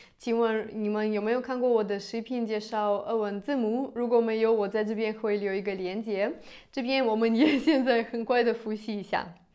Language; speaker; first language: Chinese; non-native, fluent; Russian